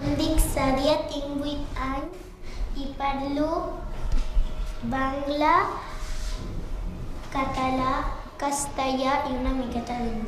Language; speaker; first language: Catalan; early bilingual, other home language; Bangla